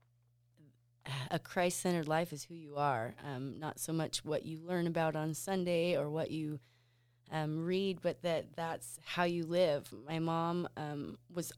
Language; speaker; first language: English; native; English